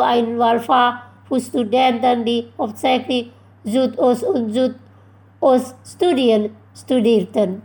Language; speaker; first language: German; non-native, fluent; Indonesian